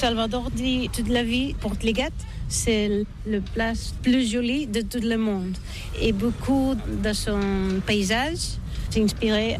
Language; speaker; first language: French; non-native, fluent; Catalan